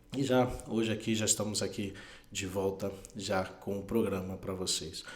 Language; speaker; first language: Portuguese; non-native, fluent; Spanish